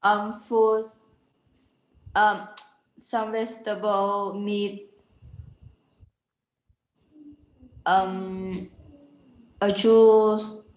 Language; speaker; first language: English; non-native, learner; Vietnamese